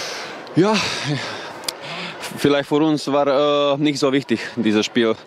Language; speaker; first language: German; non-native, learner; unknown